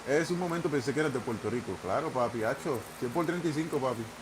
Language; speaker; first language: Spanish; non-native, fluent; English